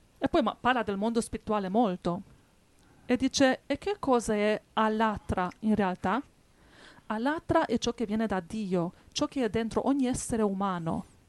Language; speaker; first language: Italian; native; Italian